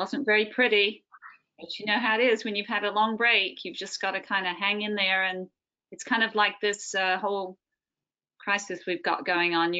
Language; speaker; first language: English; native; English